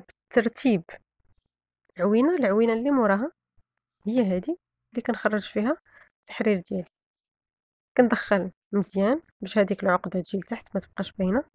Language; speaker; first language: Arabic; native; Arabic